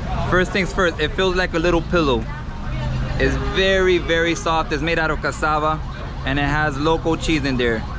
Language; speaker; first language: English; early bilingual, other home language; Spanish